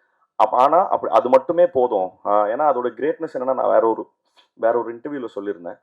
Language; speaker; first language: Tamil; native; Tamil